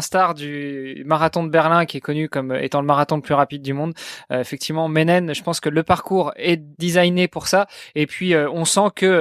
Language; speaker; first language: French; native; French